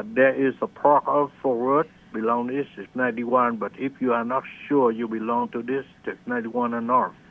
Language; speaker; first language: English; non-native, learner; Vietnamese